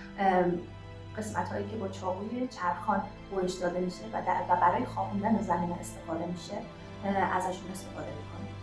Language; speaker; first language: Persian; native; Persian